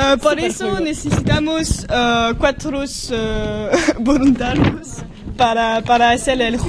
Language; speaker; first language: Spanish; non-native, learner; French